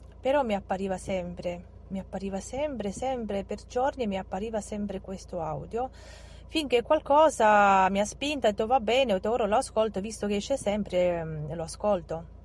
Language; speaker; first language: Italian; non-native, fluent; Romanian